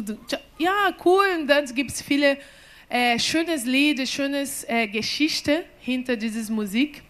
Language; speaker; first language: German; non-native, learner; Portuguese